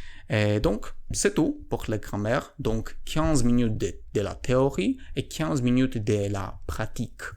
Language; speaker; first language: French; non-native, learner; Polish